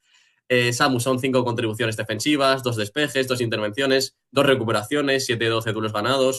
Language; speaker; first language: Spanish; native; Spanish